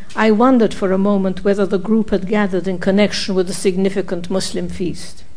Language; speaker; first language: English; non-native, fluent; Arabic